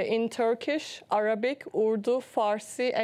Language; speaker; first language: English; non-native, fluent; Turkish